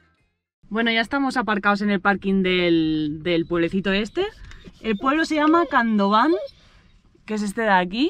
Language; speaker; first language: Spanish; native; Spanish